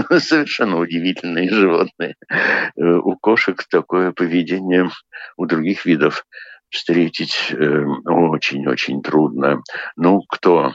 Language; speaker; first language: Russian; native; Russian